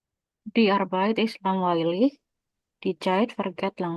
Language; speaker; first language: German; non-native, learner; Indonesian